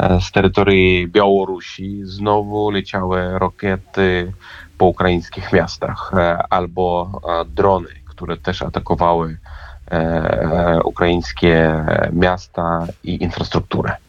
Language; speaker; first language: Polish; non-native, fluent; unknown